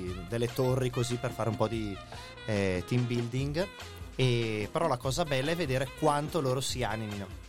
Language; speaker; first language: Italian; native; Italian